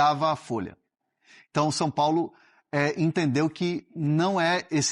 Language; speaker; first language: Portuguese; native; Portuguese